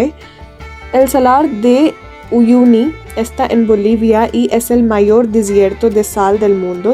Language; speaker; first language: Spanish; non-native, fluent; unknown